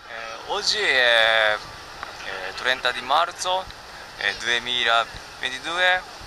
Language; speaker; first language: Italian; non-native, learner; Japanese